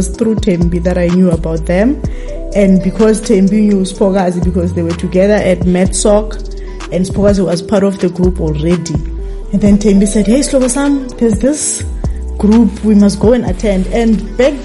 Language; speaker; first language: English; non-native, local second language; Tsonga